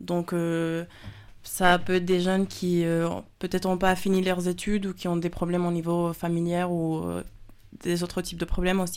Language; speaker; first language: French; non-native, fluent; Spanish